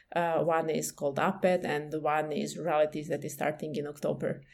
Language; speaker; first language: English; non-native, fluent; Serbian